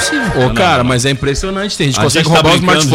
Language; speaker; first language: Portuguese; native; Portuguese